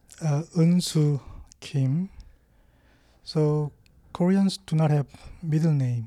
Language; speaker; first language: English; non-native, fluent; Korean